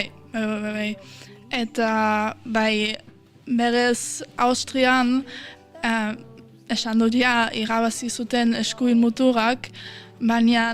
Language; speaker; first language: Basque; non-native, fluent; German